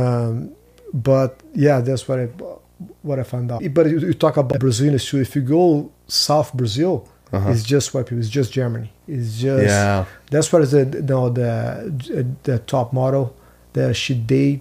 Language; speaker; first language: English; non-native, fluent; Portuguese